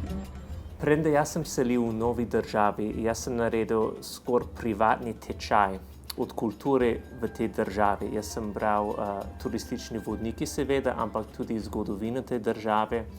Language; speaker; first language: Slovenian; non-native, learner; English